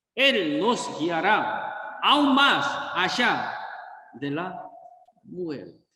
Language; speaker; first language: Spanish; non-native, learner; Korean